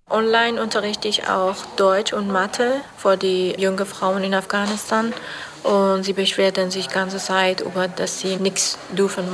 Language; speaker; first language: German; non-native, fluent; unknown